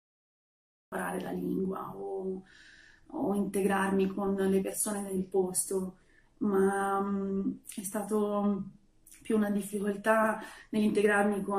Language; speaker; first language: Italian; non-native, fluent; Portuguese